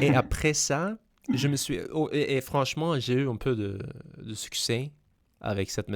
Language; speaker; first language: French; non-native, fluent; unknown